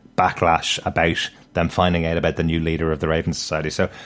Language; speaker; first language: English; native; English